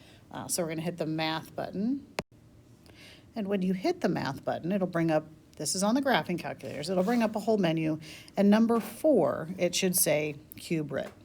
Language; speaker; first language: English; native; English